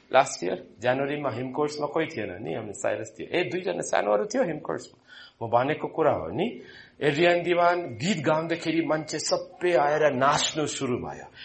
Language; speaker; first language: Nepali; non-native, fluent; Malayalam